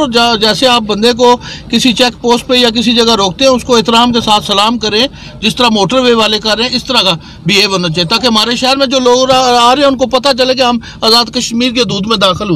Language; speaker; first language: Urdu; native; Urdu